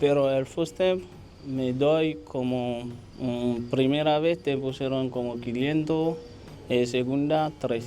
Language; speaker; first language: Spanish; non-native, learner; Haitian Creole